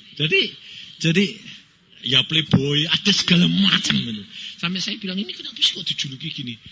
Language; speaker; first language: Indonesian; native; Indonesian